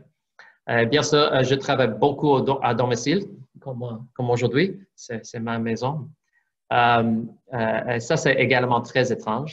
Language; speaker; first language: French; non-native, fluent; English